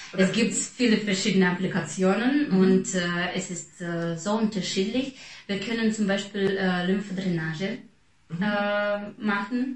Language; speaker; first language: German; non-native, fluent; Russian